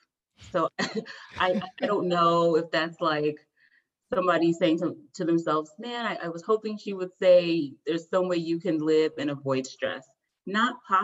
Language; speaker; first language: English; native; English